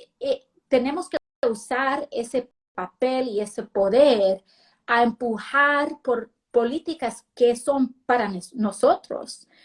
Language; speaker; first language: Spanish; early bilingual, heritage; Spanish